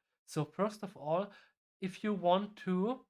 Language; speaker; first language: English; non-native, fluent; German